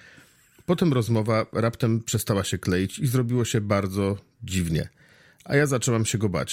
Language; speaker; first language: Polish; native; Polish